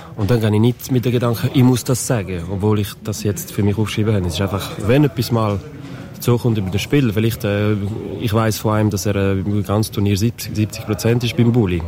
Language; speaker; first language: German; non-native, local second language; French